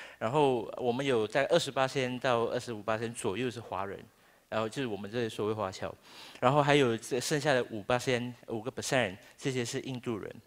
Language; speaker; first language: Chinese; native; Chinese